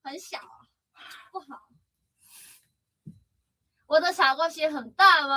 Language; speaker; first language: Chinese; non-native, learner; Thai